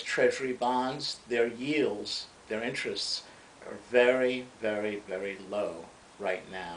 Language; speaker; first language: English; native; English